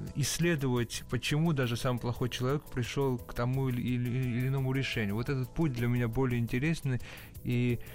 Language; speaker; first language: Russian; early bilingual, other home language; Georgian